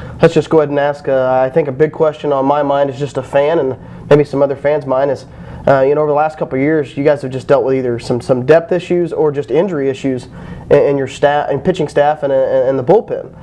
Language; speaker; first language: English; native; English